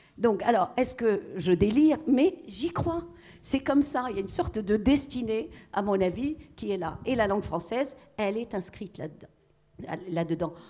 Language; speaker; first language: French; non-native, local second language; Arabic